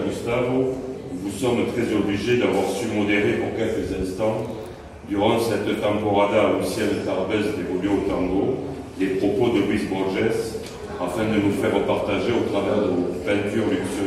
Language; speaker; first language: French; native; French